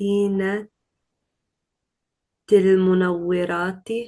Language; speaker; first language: Arabic; non-native, learner; English